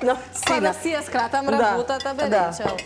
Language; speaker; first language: Macedonian; native; Macedonian